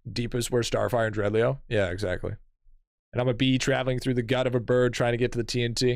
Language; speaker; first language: English; native; English